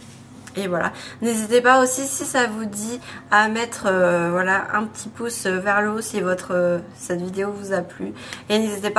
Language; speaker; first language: French; native; French